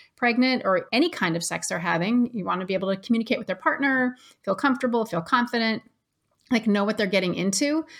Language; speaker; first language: English; native; English